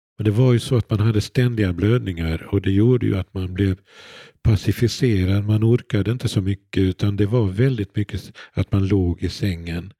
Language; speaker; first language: Swedish; native; Swedish